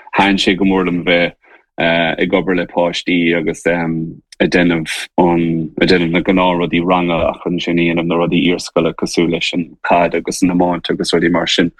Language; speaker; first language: Irish; native; Irish